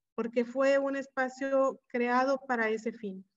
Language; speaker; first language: Spanish; native; Spanish